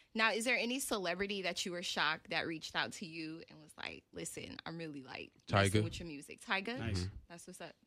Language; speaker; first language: English; native; English